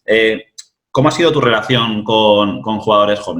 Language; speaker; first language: Spanish; native; Spanish